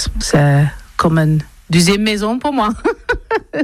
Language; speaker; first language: French; non-native, learner; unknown